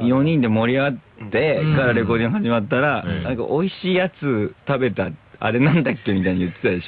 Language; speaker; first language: Japanese; native; Japanese